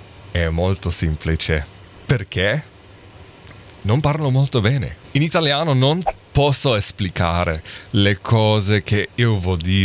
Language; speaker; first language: Italian; non-native, learner; English